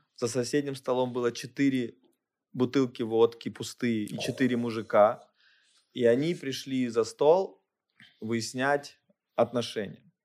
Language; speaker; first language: Russian; non-native, fluent; German